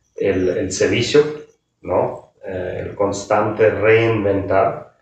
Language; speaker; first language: Spanish; non-native, fluent; German